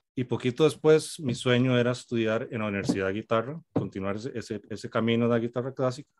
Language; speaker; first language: Spanish; native; Spanish